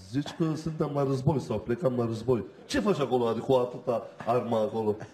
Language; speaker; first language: Romanian; non-native, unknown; Turkish